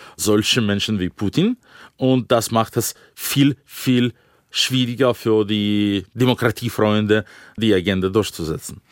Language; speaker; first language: German; non-native, fluent; Russian